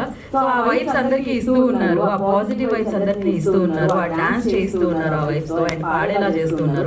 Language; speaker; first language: Telugu; native; Telugu